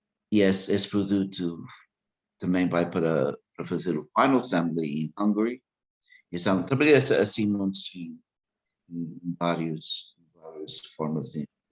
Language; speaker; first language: Portuguese; early bilingual, heritage; English